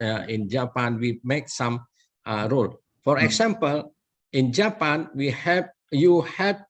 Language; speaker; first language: English; non-native, learner; Indonesian